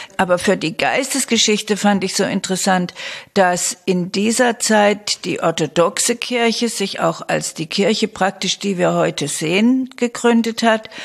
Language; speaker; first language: German; native; German